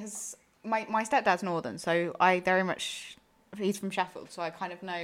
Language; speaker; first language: English; native; English